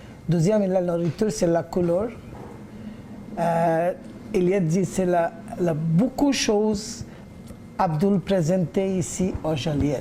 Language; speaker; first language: French; non-native, learner; Bangla